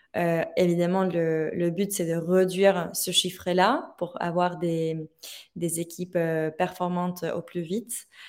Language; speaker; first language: French; non-native, fluent; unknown